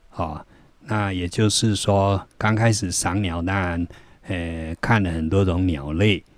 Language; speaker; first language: Chinese; non-native, local second language; Min Nan Chinese